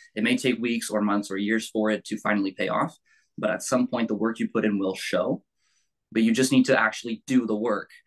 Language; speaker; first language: English; native; English